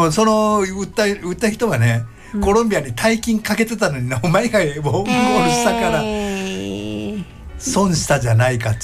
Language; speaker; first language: Japanese; native; Japanese